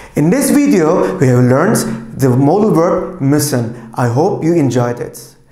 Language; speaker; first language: English; non-native, fluent; Turkish